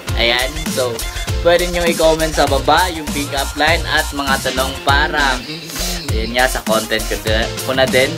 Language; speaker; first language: Filipino; non-native, local second language; Cebuano